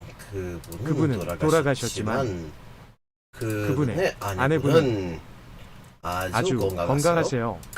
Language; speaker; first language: Korean; non-native, learner; English